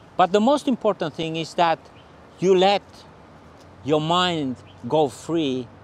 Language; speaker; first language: English; non-native, fluent; Finnish